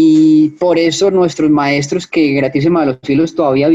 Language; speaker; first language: Spanish; native; Spanish